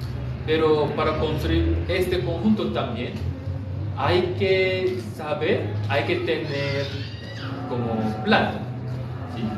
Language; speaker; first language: Spanish; non-native, fluent; Korean